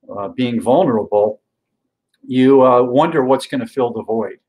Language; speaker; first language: English; native; English